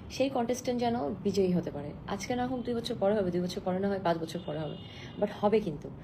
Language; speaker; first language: Bangla; native; Bangla